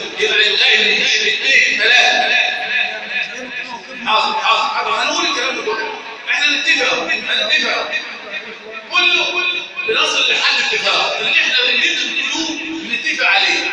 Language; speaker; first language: Arabic; native; Arabic